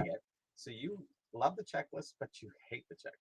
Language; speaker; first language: English; native; English